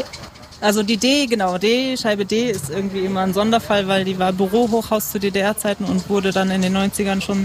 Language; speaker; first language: German; native; German